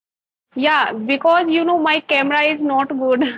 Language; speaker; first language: English; non-native, learner; Hindi